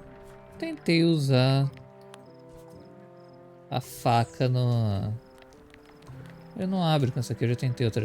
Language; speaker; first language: Portuguese; native; Portuguese